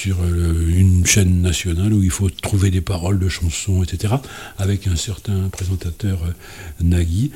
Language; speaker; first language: French; native; French